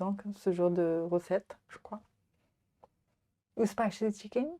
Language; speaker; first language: French; non-native, fluent; Japanese